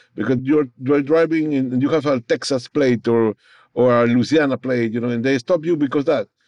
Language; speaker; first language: English; non-native, learner; Spanish